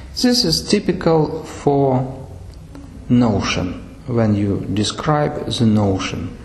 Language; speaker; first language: English; non-native, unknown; Russian